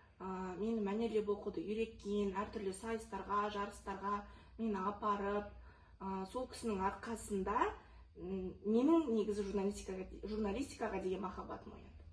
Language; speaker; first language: Kazakh; non-native, local second language; Russian